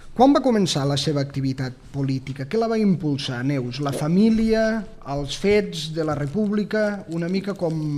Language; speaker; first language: Catalan; native; Catalan